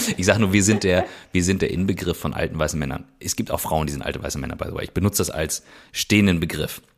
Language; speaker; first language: German; native; German